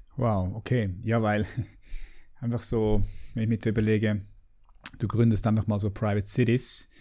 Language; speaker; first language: German; native; German